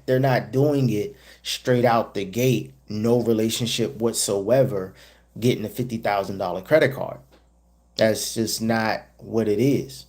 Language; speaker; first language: English; native; English